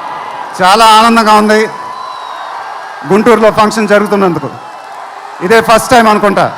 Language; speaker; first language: Telugu; native; Telugu